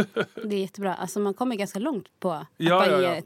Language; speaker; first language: Swedish; native; Swedish